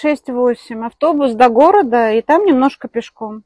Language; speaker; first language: Russian; native; Russian